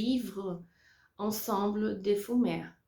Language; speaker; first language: French; non-native, learner; Portuguese